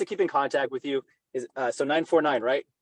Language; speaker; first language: English; native; English